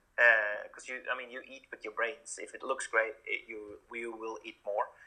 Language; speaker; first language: English; non-native, fluent; Norwegian